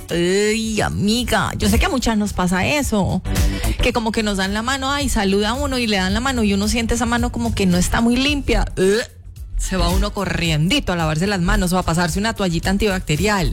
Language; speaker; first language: Spanish; native; Spanish